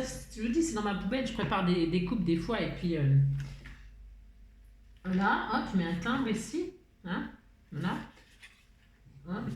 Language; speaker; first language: French; native; French